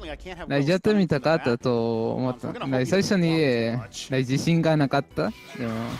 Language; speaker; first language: Japanese; non-native, learner; Spanish